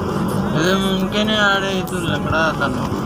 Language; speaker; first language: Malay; non-native, learner; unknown